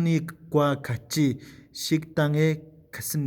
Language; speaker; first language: Korean; non-native, fluent; Mongolian